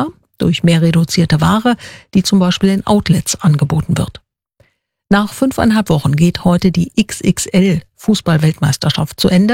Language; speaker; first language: German; native; German